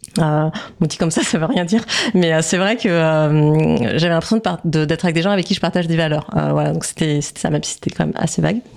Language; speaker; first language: French; native; French